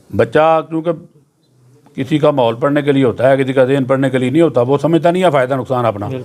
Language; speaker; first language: Urdu; non-native, local second language; Punjabi